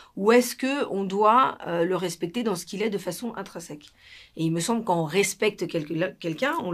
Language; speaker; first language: French; non-native, fluent; Spanish